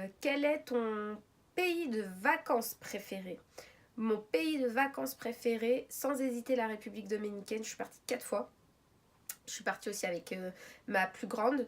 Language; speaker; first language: French; early bilingual, other home language; Arabic